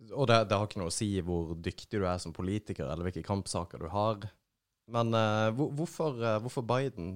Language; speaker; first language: Norwegian; native; Norwegian